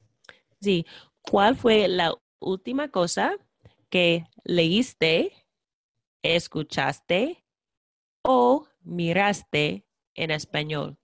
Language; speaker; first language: Spanish; non-native, fluent; English